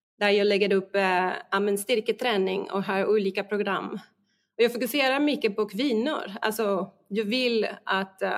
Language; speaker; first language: Swedish; non-native, fluent; Spanish